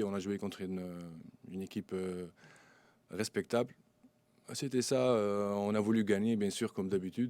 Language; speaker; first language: French; non-native, local second language; Arabic